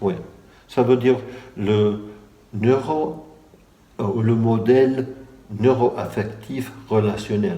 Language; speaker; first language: French; non-native, fluent; English